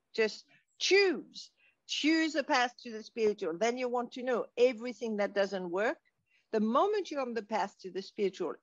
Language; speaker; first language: English; non-native, fluent; French